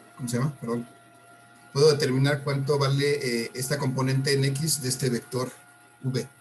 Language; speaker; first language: Spanish; native; Spanish